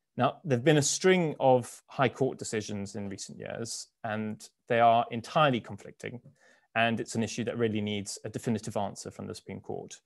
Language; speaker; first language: English; native; English